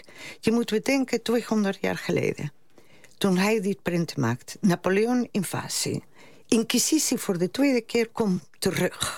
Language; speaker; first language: Dutch; non-native, fluent; Spanish